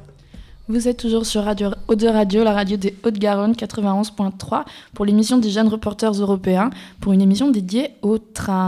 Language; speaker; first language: French; native; French